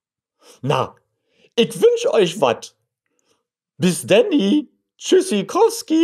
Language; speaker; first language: German; native; German